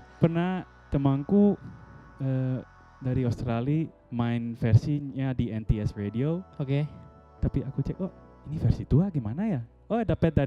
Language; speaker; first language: Indonesian; non-native, fluent; Dutch